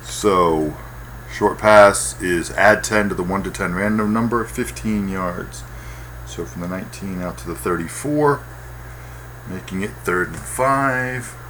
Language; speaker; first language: English; native; English